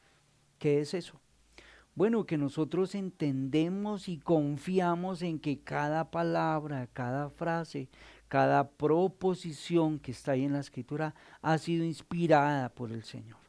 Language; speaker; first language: Spanish; native; Spanish